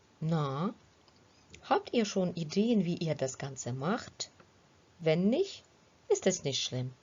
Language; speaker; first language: German; non-native, fluent; Ukrainian